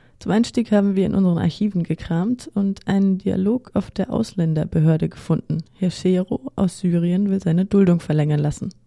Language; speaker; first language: German; native; German